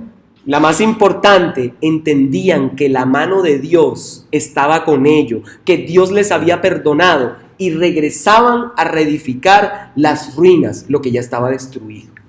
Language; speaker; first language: Spanish; native; Spanish